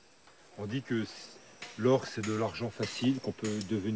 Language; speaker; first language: French; native; French